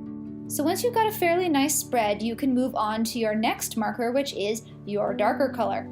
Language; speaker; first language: English; native; English